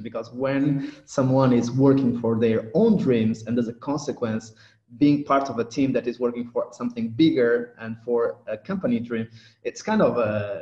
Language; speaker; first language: English; non-native, fluent; Portuguese